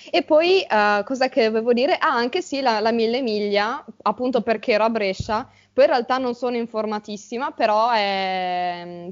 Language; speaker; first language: Italian; native; Italian